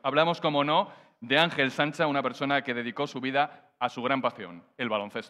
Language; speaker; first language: Spanish; native; Spanish